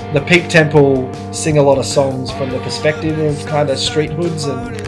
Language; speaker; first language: English; native; English